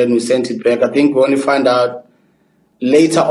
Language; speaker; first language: English; non-native, local second language; Zulu